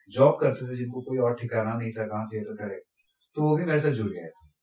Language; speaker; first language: Hindi; non-native, local second language; Assamese